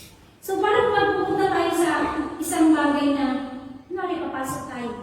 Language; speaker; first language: Filipino; native; Filipino